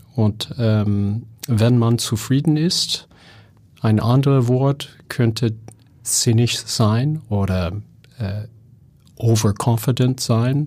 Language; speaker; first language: German; non-native, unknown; English